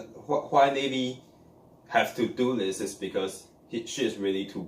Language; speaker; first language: English; non-native, learner; Chinese